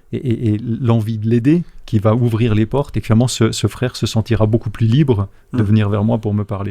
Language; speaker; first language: French; native; French